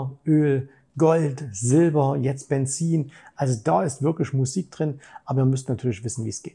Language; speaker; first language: German; native; German